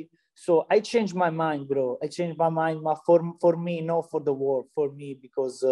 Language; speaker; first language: English; non-native, learner; Italian